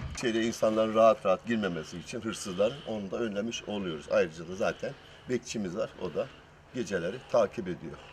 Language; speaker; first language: Turkish; native; Turkish